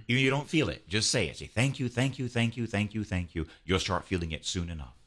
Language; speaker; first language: English; native; English